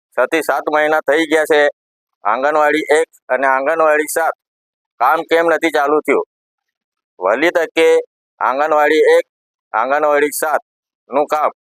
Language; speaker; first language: Gujarati; non-native, local second language; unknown